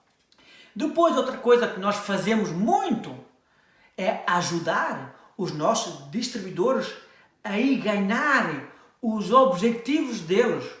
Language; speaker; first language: Portuguese; early bilingual, heritage; French